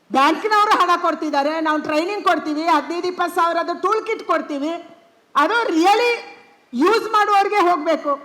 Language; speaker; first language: Kannada; non-native, local second language; Tulu